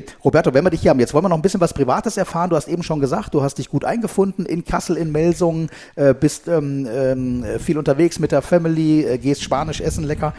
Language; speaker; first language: German; native; German